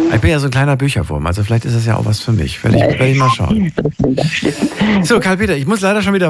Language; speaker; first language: German; native; German